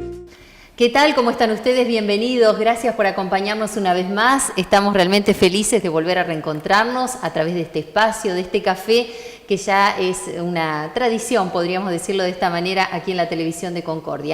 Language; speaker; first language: Spanish; native; Spanish